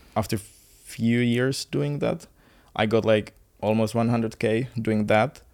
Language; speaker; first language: English; non-native, fluent; Finnish